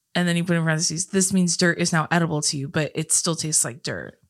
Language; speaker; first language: English; native; English